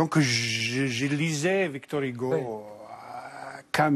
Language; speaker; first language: French; non-native, fluent; Bosnian